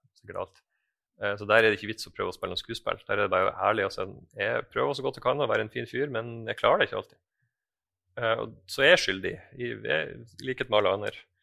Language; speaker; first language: Norwegian; native; Norwegian